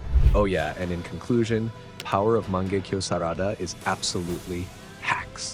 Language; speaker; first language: English; non-native, fluent; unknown